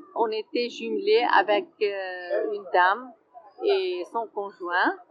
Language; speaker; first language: French; non-native, fluent; Arabic